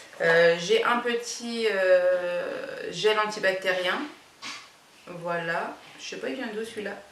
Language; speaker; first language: French; native; French